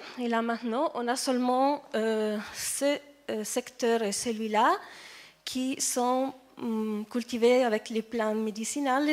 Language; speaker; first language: French; non-native, fluent; Italian